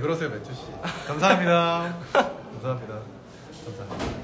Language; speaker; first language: Korean; native; Korean